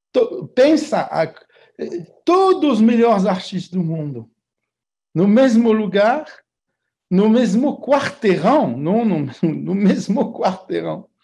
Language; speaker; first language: Portuguese; non-native, fluent; French